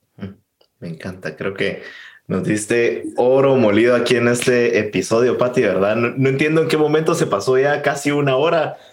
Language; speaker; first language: Spanish; native; Spanish